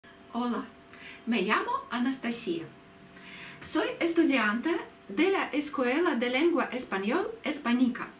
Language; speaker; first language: Spanish; non-native, learner; Russian